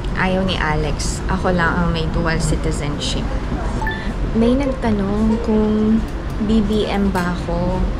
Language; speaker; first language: Filipino; native; Filipino